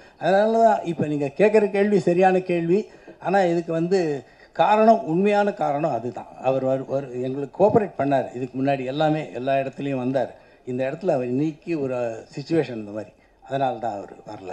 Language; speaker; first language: Tamil; native; Tamil